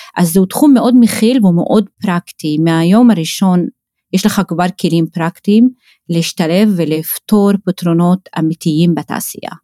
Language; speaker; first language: Hebrew; non-native, local second language; Arabic